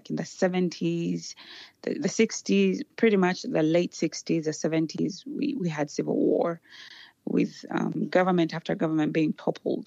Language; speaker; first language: English; non-native, local second language; Ganda